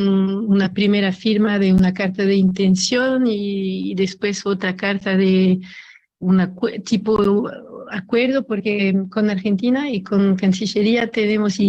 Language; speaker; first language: Spanish; non-native, fluent; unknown